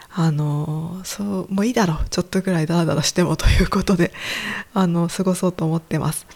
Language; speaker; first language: Japanese; native; Japanese